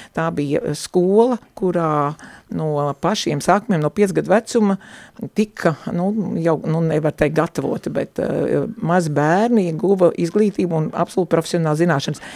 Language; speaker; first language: Latvian; native; Latvian